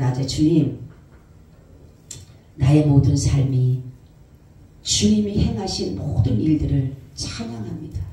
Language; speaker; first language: Korean; native; Korean